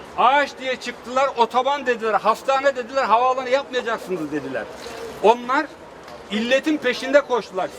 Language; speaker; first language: Turkish; early bilingual, heritage; Turkish